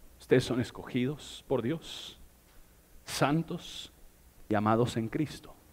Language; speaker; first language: Spanish; non-native, fluent; English